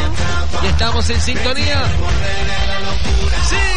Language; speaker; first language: Spanish; native; Spanish